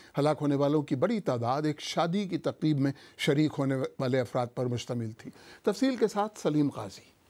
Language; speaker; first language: Urdu; native; Urdu